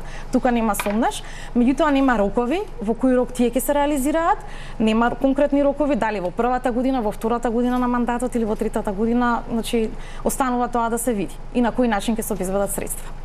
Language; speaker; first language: Macedonian; native; Macedonian